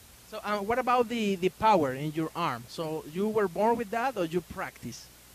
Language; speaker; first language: English; non-native, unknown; Spanish